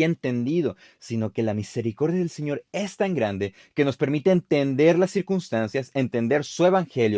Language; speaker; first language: Spanish; native; Spanish